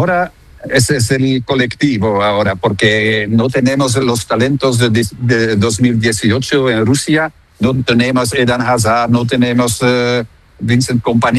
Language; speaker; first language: Spanish; non-native, fluent; Dutch